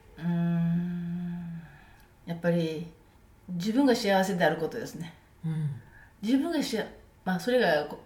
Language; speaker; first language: Japanese; native; Japanese